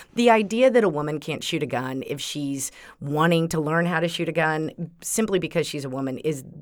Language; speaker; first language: English; native; English